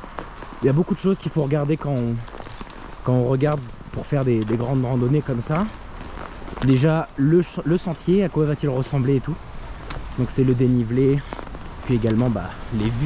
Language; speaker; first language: French; native; French